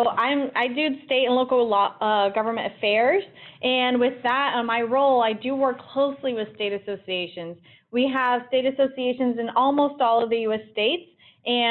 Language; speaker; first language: English; early bilingual, other home language; Portuguese